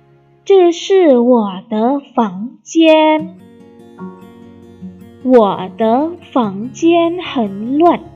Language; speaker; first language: Chinese; non-native, fluent; Indonesian